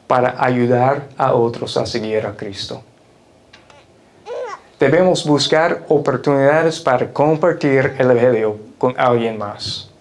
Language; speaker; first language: Spanish; non-native, fluent; English